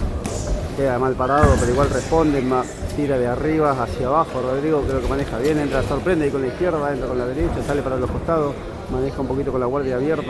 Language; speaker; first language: Spanish; native; Spanish